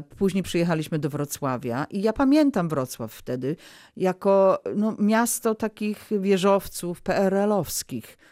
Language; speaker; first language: Polish; early bilingual, heritage; Polish